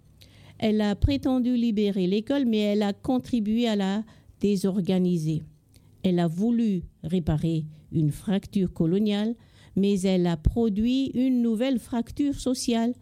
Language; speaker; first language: French; non-native, local second language; Malagasy